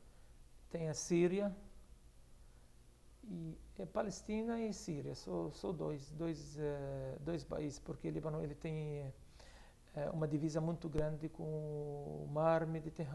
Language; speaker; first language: Portuguese; non-native, fluent; Arabic